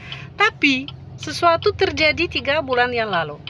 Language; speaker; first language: Indonesian; non-native, fluent; Russian